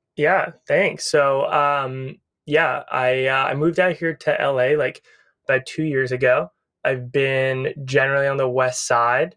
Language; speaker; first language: English; native; English